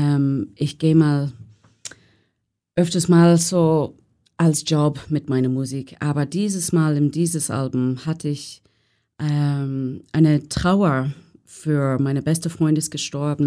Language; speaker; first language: German; non-native, learner; English